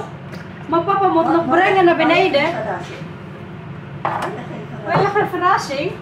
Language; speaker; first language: Dutch; non-native, learner; Filipino